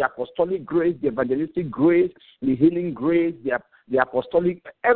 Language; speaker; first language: English; non-native, local second language; Yoruba